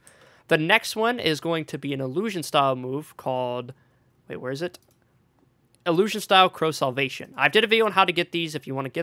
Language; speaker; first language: English; native; English